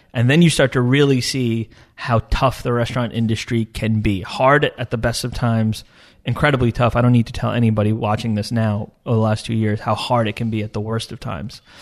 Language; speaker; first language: English; early bilingual, other home language; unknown